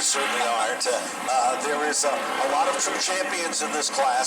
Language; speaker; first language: English; native; English